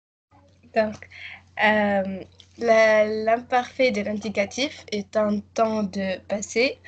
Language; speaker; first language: French; non-native, learner; Arabic